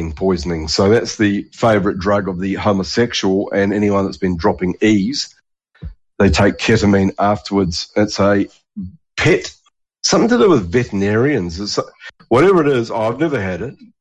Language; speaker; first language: English; native; English